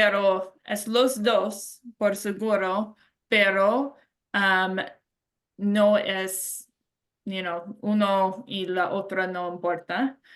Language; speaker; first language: Spanish; non-native, learner; English